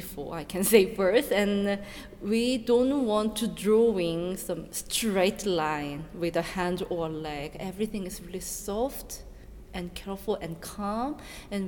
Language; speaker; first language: English; non-native, learner; Korean